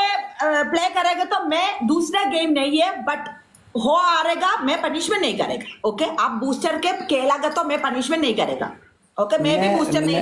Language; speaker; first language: Hindi; non-native, learner; Bangla